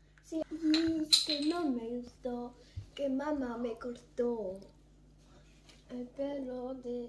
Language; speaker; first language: Spanish; early bilingual, heritage; German